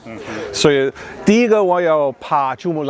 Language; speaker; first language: Chinese; non-native, learner; English